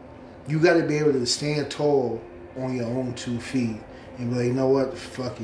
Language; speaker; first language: English; native; English